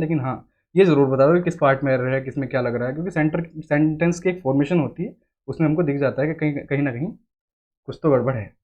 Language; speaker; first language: Hindi; native; Hindi